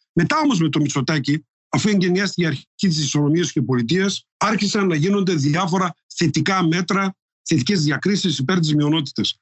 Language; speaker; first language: Greek; non-native, local second language; Turkish